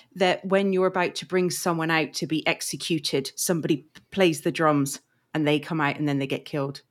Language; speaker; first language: English; native; English